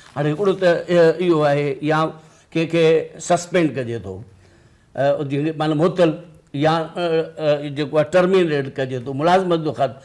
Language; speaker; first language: Sindhi; native; Sindhi